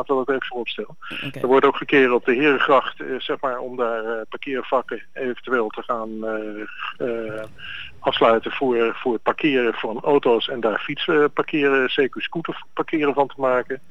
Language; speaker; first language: Dutch; native; Dutch